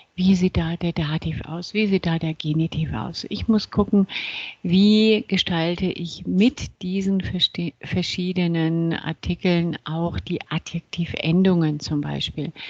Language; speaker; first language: German; native; German